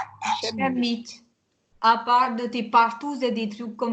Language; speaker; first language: French; non-native, fluent; Hungarian